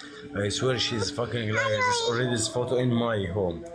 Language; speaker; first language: English; non-native, learner; Arabic